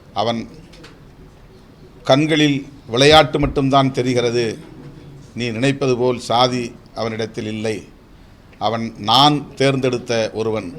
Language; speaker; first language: Tamil; native; Tamil